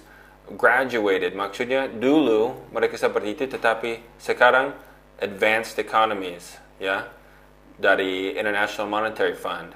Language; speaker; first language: Indonesian; non-native, fluent; English